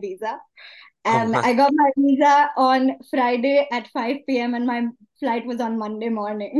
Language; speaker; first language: English; non-native, local second language; Hindi